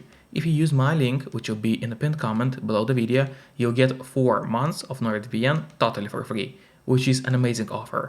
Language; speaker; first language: English; non-native, fluent; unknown